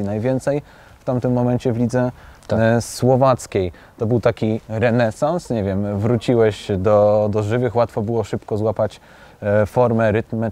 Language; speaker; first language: Polish; native; Polish